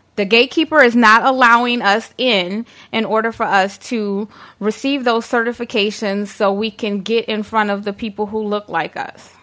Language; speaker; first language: English; native; English